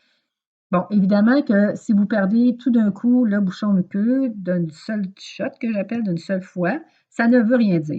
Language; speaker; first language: French; native; French